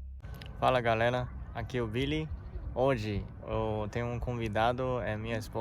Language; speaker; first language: Portuguese; non-native, learner; Chinese